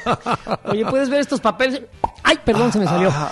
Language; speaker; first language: Spanish; native; Spanish